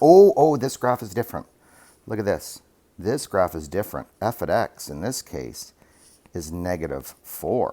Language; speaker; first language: English; native; English